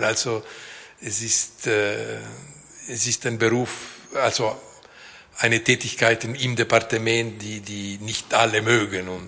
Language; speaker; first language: German; non-native, local second language; French